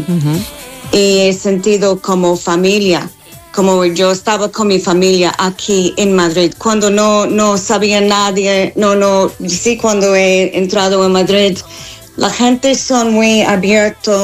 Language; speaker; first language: Spanish; non-native, fluent; English